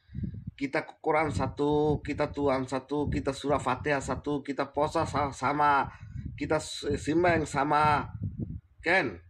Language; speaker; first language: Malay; non-native, learner; Bangla